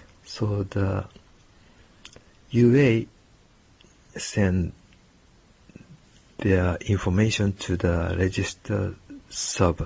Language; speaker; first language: English; non-native, learner; Japanese